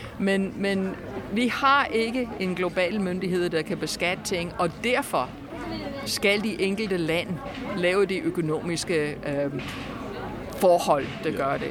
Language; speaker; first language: Danish; non-native, fluent; English